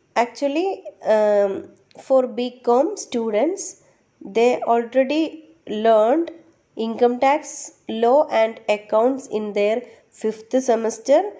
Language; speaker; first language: English; non-native, local second language; Malayalam